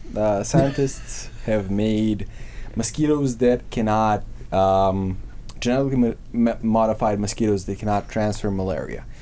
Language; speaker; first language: English; non-native, fluent; Serbian